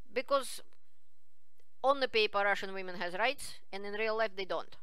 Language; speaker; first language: English; non-native, fluent; Russian